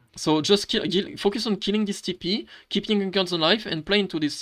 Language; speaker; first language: English; non-native, fluent; French